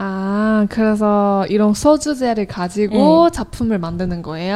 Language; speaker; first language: Korean; non-native, fluent; Chinese